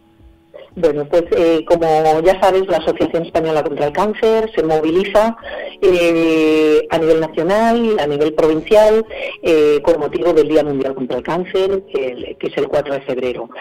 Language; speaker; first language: Spanish; native; Spanish